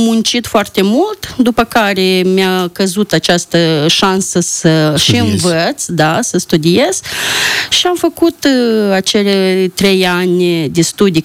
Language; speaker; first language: Romanian; native; Romanian